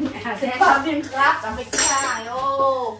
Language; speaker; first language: French; non-native, learner; Vietnamese